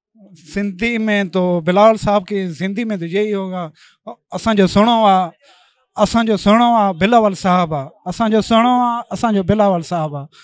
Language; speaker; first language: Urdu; non-native, local second language; Sindhi